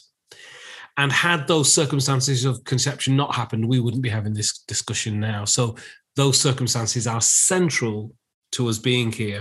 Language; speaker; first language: English; native; English